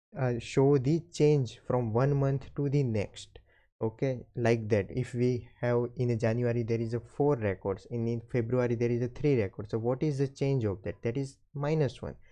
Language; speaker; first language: English; non-native, local second language; Gujarati